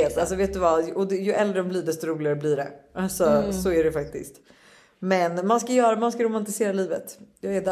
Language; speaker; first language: Swedish; native; Swedish